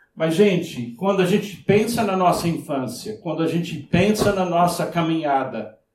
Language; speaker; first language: Portuguese; non-native, fluent; English